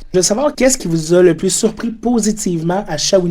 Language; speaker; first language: French; native; French